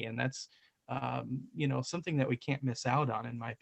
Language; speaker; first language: English; native; English